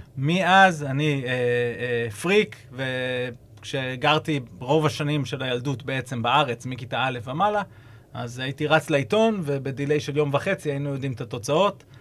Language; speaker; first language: Hebrew; early bilingual, other home language; English